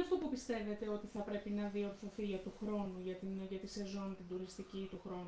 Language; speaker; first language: Greek; native; Greek